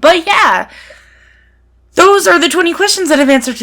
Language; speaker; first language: English; native; English